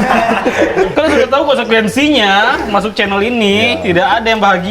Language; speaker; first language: Indonesian; native; Indonesian